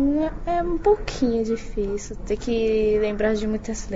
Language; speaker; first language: Portuguese; early bilingual, other home language; Chinese